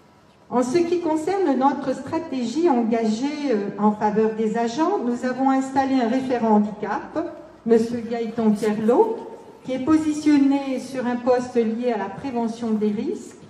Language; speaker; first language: French; native; French